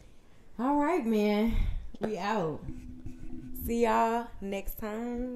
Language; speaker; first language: English; native; English